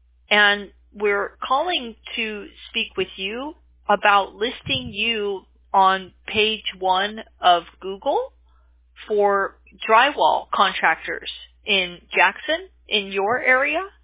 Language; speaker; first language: English; native; English